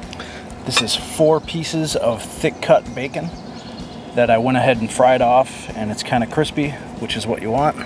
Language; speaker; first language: English; native; English